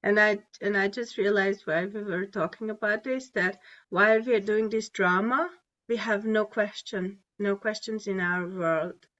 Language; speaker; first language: English; non-native, fluent; Hungarian